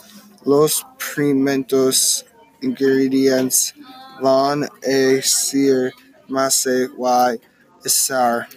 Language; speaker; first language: Spanish; non-native, learner; English